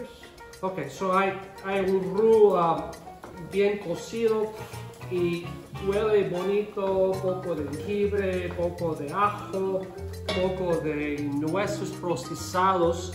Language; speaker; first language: Spanish; non-native, fluent; English